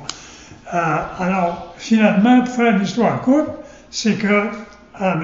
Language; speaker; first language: French; native; French